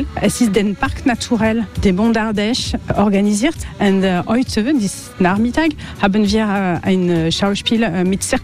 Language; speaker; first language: German; non-native, learner; French